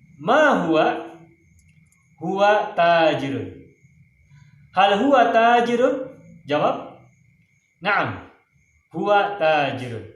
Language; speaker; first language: Arabic; non-native, fluent; Indonesian